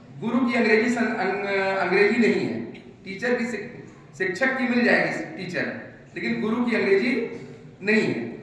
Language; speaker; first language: Hindi; native; Hindi